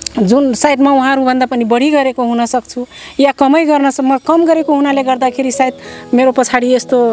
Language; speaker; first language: Nepali; non-native, local second language; Dangaura Tharu